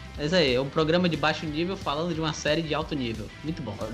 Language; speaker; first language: Portuguese; native; Portuguese